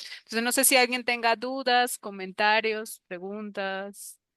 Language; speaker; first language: Spanish; native; Spanish